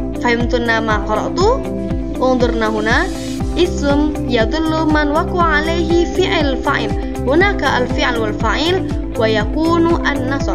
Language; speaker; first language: Arabic; non-native, learner; Indonesian